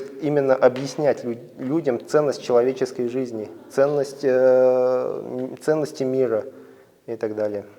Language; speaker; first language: Russian; native; Russian